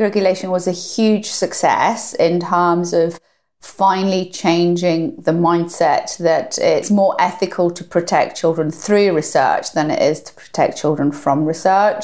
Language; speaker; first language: English; native; English